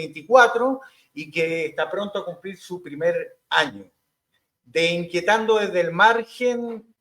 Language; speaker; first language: Spanish; native; Spanish